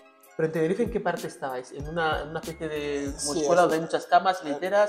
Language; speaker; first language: Spanish; native; Spanish